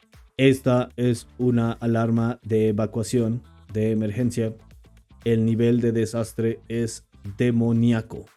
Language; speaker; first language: Spanish; non-native, fluent; English